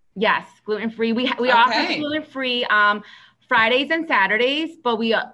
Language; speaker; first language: English; native; English